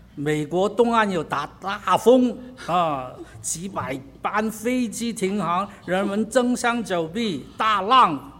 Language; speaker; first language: Chinese; native; Chinese